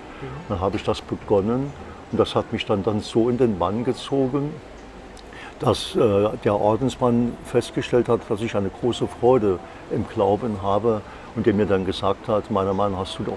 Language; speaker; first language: German; native; German